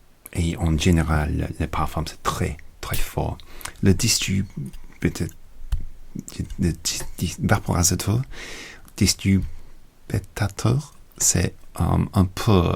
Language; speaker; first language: French; non-native, learner; English